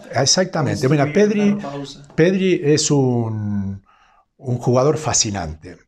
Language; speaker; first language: Spanish; native; Spanish